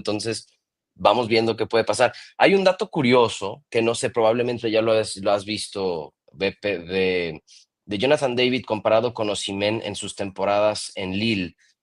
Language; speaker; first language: Spanish; native; Spanish